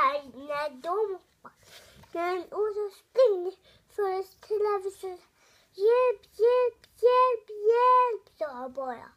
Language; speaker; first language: Swedish; early bilingual, other home language; Russian